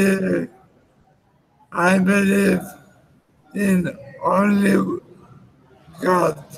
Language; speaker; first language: English; non-native, learner; Spanish